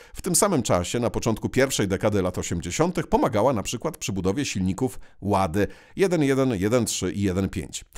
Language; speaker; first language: Polish; native; Polish